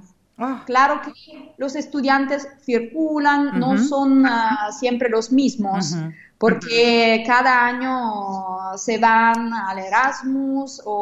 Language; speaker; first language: Spanish; non-native, fluent; Italian